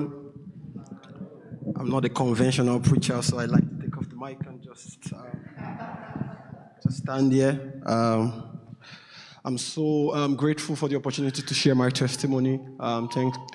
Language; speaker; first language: English; non-native, local second language; Yoruba